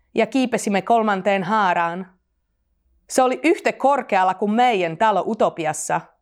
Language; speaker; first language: Finnish; non-native, fluent; Slovak